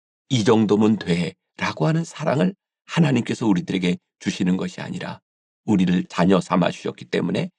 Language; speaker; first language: Korean; native; Korean